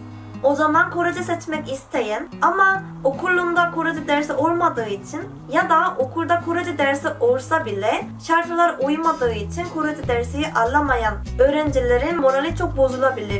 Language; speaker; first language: Turkish; non-native, fluent; Korean